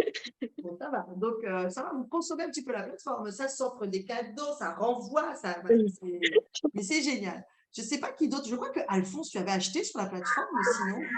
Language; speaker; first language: French; native; French